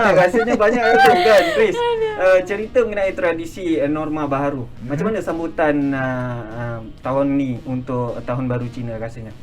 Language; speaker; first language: Malay; native; Malay